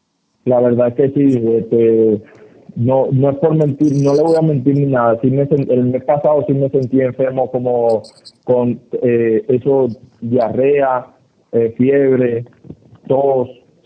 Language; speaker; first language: Spanish; native; Spanish